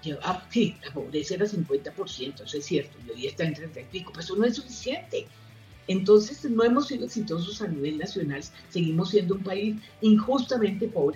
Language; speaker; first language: Spanish; native; Spanish